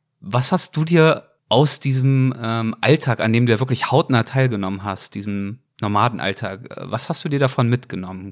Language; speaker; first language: German; native; German